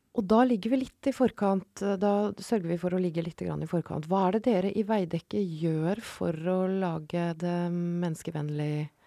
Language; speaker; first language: Norwegian; native; Norwegian